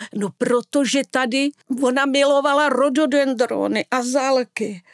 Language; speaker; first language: Czech; non-native, fluent; Italian